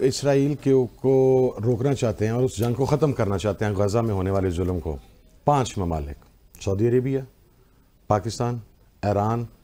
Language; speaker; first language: Urdu; non-native, local second language; Punjabi